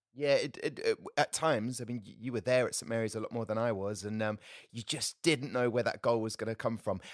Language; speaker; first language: English; native; English